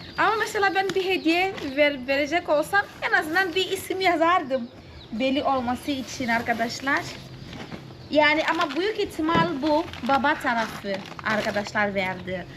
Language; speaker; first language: Turkish; non-native, fluent; Portuguese